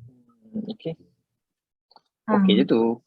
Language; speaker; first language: Malay; native; Malay